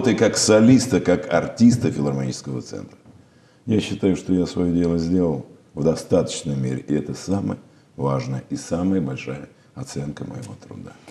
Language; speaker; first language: Russian; native; Russian